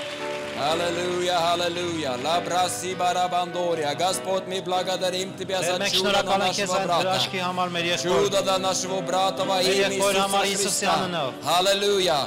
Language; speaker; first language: Russian; non-native, fluent; Armenian